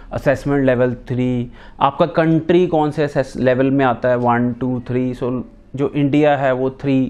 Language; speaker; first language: Hindi; non-native, local second language; Punjabi